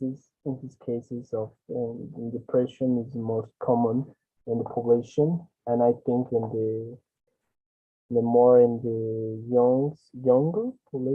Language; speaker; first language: English; non-native, learner; Spanish